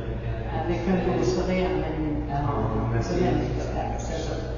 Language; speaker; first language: French; native; French